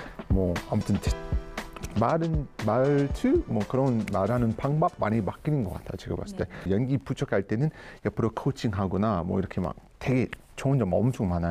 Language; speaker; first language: Korean; non-native, fluent; English